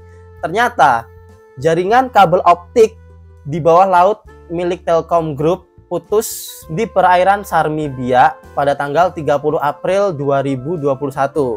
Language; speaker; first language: Indonesian; native; Indonesian